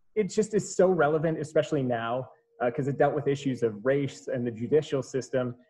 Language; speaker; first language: English; native; English